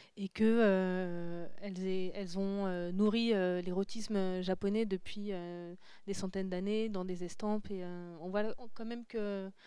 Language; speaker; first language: French; native; French